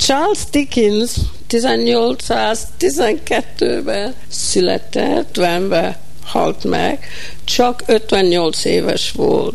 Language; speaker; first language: Hungarian; early bilingual, heritage; Hungarian